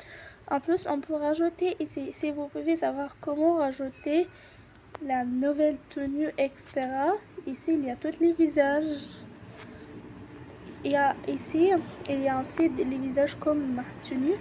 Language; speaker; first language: French; non-native, learner; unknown